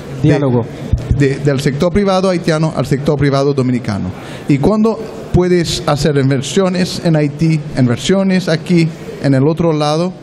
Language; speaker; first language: Spanish; non-native, learner; French